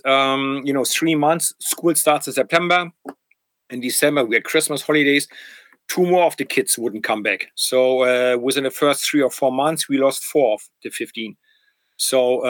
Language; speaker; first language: English; non-native, fluent; German